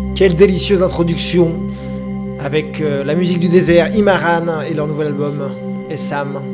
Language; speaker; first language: French; native; French